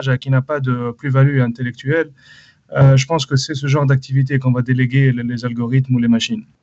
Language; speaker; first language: French; non-native, local second language; Arabic